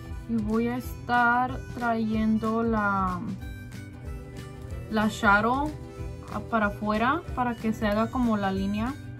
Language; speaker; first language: Spanish; early bilingual, heritage; Spanish